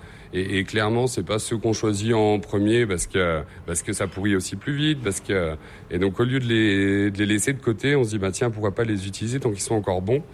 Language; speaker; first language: French; native; French